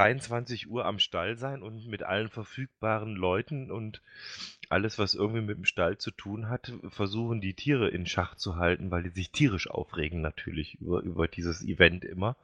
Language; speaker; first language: German; native; German